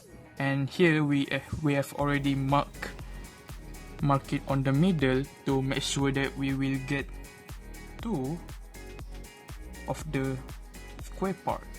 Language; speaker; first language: English; non-native, local second language; Malay